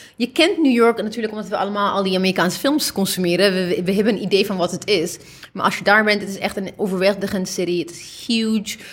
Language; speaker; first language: Dutch; early bilingual, other home language; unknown